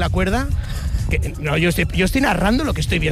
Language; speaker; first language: Spanish; native; Spanish